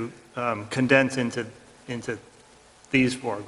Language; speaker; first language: English; native; English